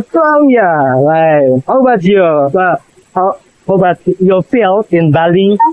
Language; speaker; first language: English; non-native, learner; Indonesian